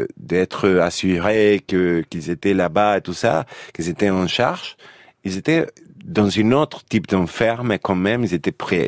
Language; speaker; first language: French; non-native, fluent; Spanish